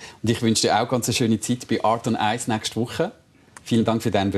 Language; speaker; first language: German; native; German